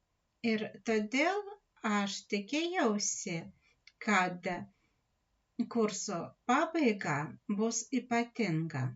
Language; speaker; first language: Lithuanian; non-native, learner; Russian